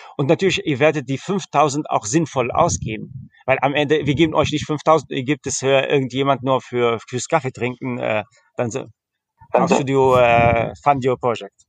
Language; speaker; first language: German; early bilingual, heritage; German